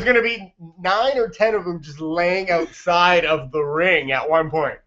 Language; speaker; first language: English; native; English